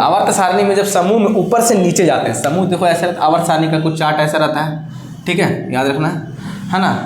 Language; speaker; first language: Hindi; native; Hindi